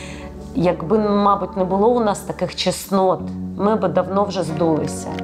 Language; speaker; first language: Ukrainian; native; Ukrainian